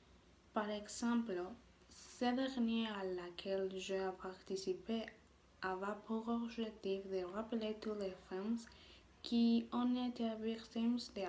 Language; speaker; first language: French; non-native, learner; Spanish